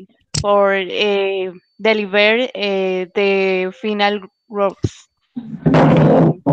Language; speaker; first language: English; non-native, learner; Spanish